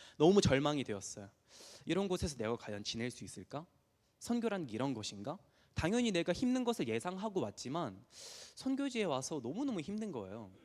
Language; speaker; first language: Korean; early bilingual, heritage; Korean